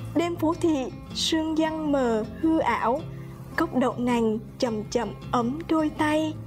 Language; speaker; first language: Vietnamese; native; Vietnamese